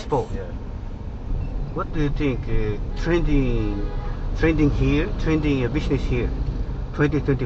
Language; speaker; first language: English; non-native, learner; Korean